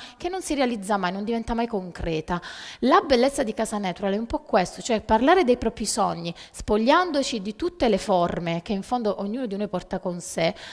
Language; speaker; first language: Italian; native; Italian